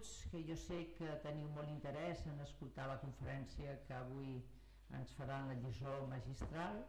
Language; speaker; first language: Catalan; native; Catalan